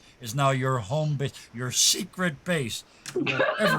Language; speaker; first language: English; native; English